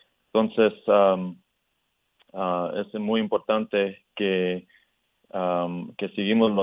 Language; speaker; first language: Spanish; early bilingual, heritage; Spanish